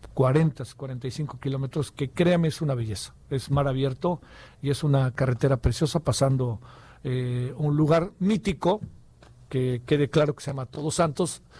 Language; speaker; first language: Spanish; native; Spanish